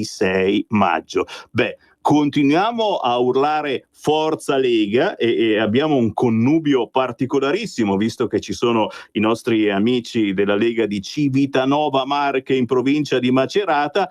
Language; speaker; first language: Italian; native; Italian